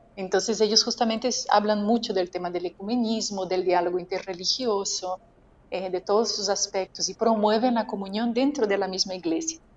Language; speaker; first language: Spanish; non-native, fluent; Portuguese